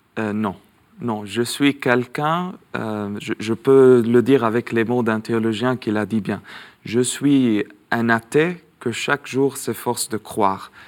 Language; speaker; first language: French; non-native, local second language; Arabic